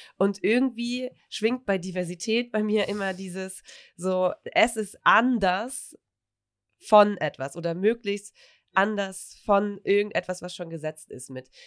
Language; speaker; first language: German; native; German